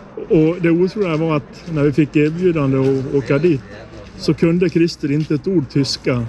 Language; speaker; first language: Swedish; native; Swedish